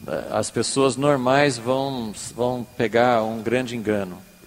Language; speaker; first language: Portuguese; native; Portuguese